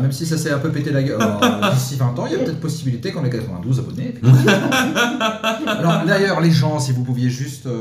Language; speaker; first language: French; native; French